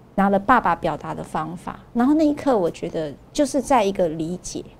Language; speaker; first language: Chinese; non-native, local second language; Min Nan Chinese